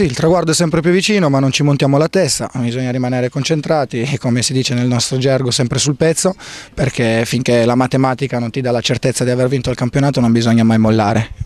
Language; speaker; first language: Italian; native; Italian